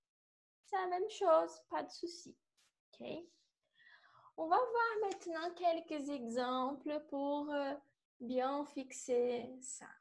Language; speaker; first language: French; non-native, fluent; Portuguese